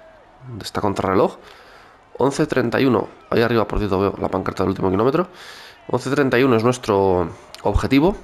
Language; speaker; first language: Spanish; native; Spanish